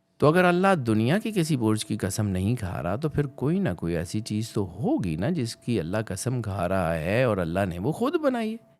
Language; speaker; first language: Urdu; non-native, local second language; Punjabi